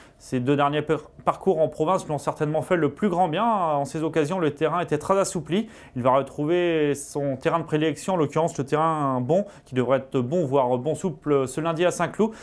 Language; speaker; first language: French; native; French